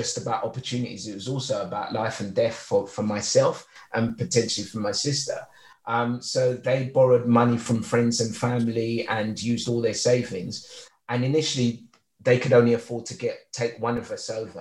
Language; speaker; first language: English; native; English